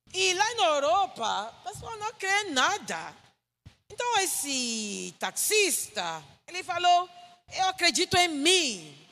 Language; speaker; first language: Portuguese; non-native, fluent; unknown